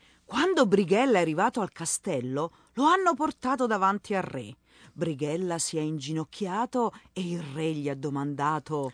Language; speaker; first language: Italian; native; Italian